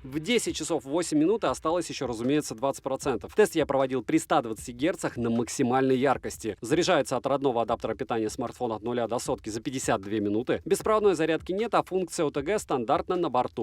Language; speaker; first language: Russian; native; Russian